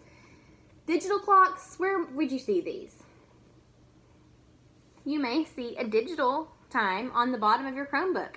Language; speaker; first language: English; native; English